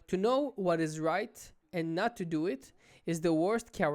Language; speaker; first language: English; non-native, local second language; Hebrew